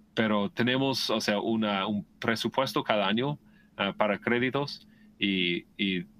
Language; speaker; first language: Spanish; non-native, fluent; English